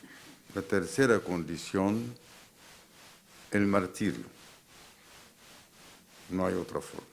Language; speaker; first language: Spanish; non-native, fluent; Arabic